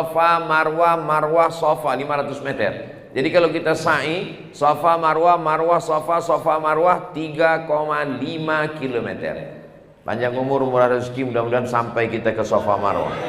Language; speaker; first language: Malay; native; Malay